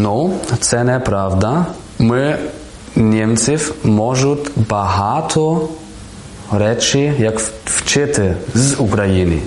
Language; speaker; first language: Ukrainian; non-native, learner; German